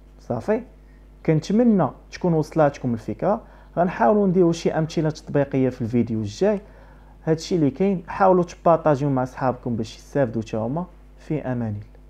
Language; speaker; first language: Arabic; native; Arabic